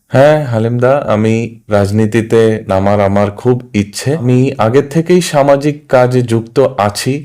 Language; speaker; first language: Bangla; early bilingual, heritage; Bangla